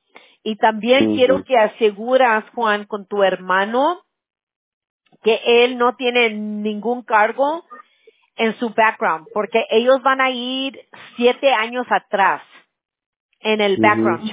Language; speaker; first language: Spanish; early bilingual, heritage; Spanish